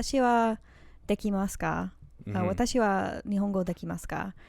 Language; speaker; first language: Japanese; non-native, learner; English